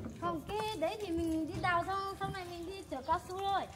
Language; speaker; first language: Vietnamese; non-native, local second language; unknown